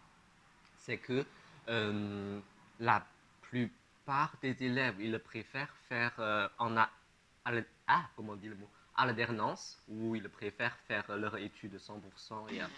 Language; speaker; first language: French; non-native, fluent; Chinese